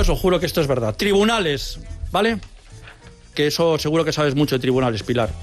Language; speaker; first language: Spanish; native; Spanish